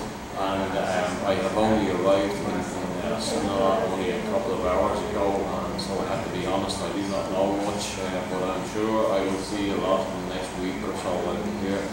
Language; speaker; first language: English; non-native, fluent; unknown